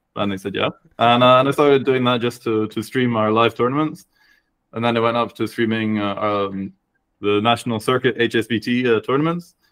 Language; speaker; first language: English; native; English